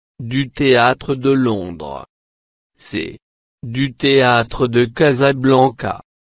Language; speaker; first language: French; non-native, local second language; Arabic